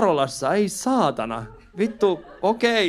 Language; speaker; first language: Finnish; early bilingual, other home language; Persian